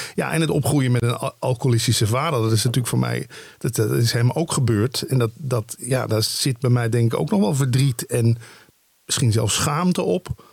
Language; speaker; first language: Dutch; native; Dutch